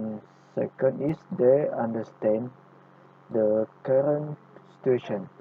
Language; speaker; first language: English; non-native, local second language; Malay